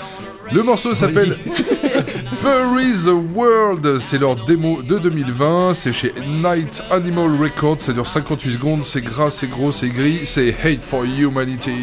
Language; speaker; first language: French; native; French